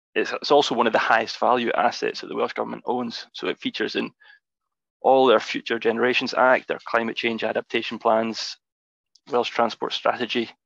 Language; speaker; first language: English; native; English